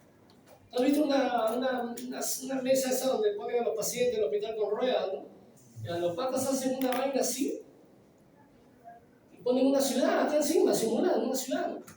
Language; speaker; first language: Spanish; native; Spanish